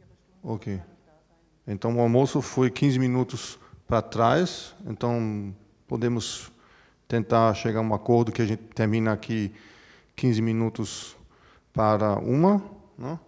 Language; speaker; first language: Portuguese; non-native, fluent; German